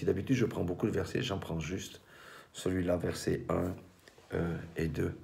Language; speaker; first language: French; native; French